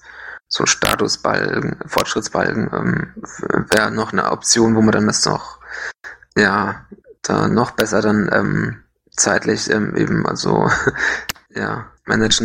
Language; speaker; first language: German; native; German